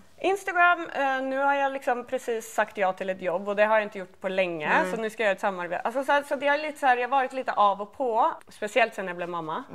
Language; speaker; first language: Swedish; non-native, fluent; English